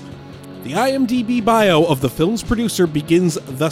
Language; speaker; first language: English; native; English